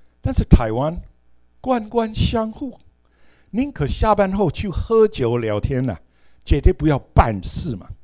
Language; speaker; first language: Chinese; non-native, fluent; English